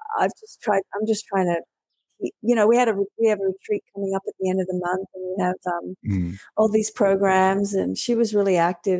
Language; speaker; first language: English; native; English